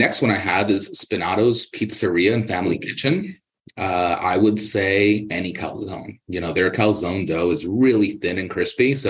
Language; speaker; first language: English; native; English